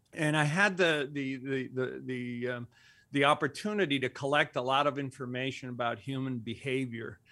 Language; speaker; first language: English; early bilingual, other home language; Spanish